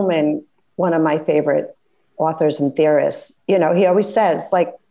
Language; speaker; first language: English; native; English